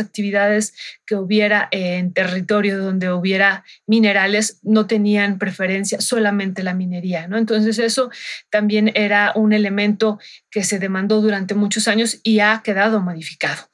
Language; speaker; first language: Spanish; native; Spanish